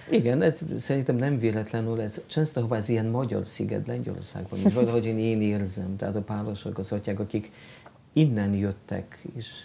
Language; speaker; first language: Hungarian; non-native, fluent; Polish